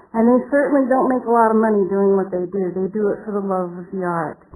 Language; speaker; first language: English; native; English